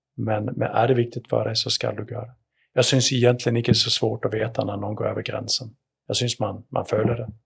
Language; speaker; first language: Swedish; native; Swedish